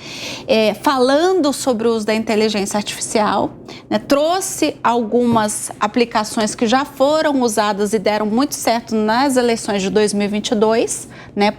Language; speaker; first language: Portuguese; native; Portuguese